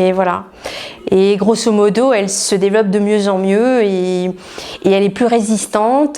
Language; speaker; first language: French; native; French